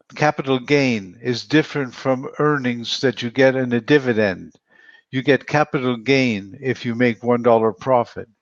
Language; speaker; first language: English; non-native, fluent; Spanish